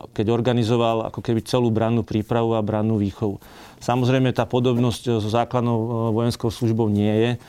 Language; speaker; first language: Slovak; native; Slovak